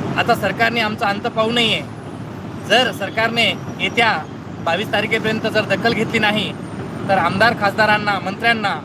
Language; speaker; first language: Marathi; non-native, local second language; Lambadi